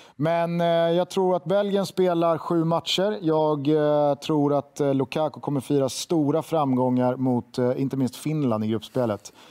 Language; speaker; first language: Swedish; native; Swedish